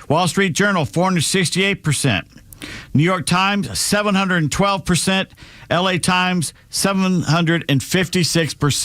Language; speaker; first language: English; native; English